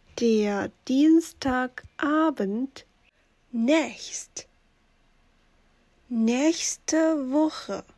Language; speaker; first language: German; non-native, fluent; Chinese